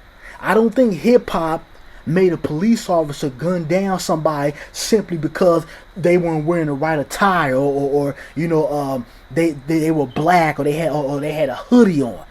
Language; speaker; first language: English; native; English